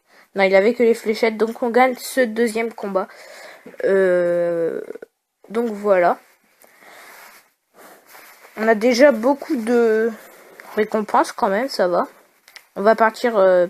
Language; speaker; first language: French; native; French